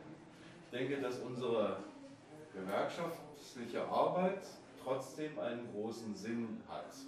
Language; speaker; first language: German; native; German